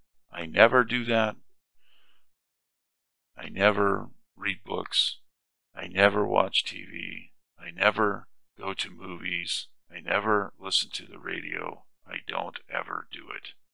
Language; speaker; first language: English; native; English